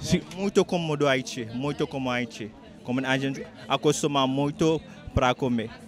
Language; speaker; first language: Portuguese; non-native, learner; Haitian Creole